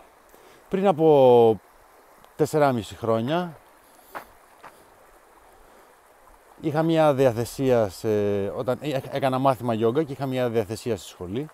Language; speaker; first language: Greek; native; Greek